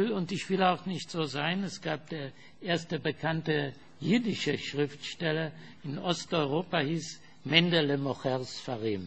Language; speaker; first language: German; non-native, fluent; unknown